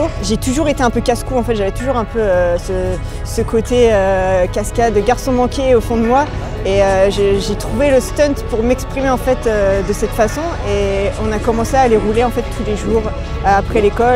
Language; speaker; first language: French; native; French